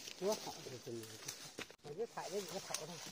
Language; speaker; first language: Chinese; native; Chinese